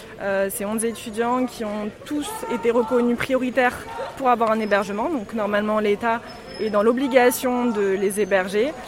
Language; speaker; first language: French; native; French